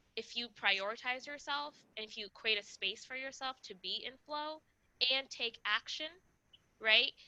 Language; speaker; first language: English; non-native, local second language; Kinyarwanda